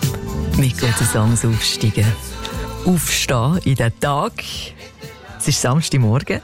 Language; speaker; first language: German; native; German